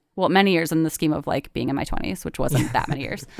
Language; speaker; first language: English; native; English